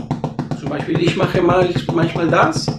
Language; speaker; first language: German; non-native, fluent; Spanish